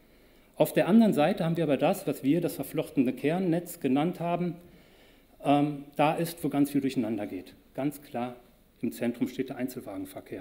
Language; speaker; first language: German; native; German